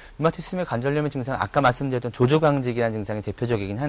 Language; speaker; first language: Korean; native; Korean